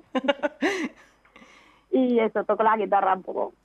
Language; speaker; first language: Spanish; native; Spanish